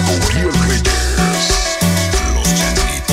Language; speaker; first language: Spanish; native; Spanish